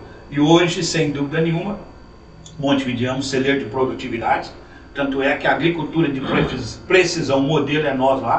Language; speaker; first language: Portuguese; native; Portuguese